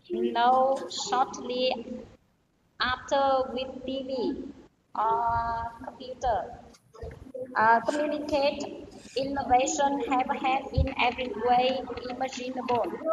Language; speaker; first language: English; non-native, learner; Vietnamese